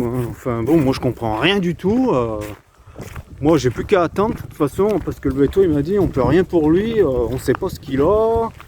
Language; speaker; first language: French; native; French